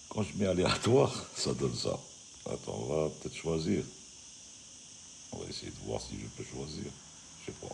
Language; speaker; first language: French; non-native, local second language; Arabic